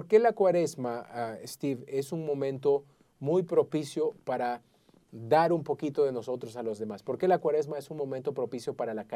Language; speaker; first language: Spanish; native; Spanish